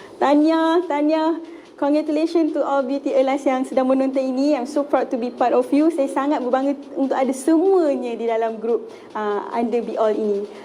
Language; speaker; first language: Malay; native; Malay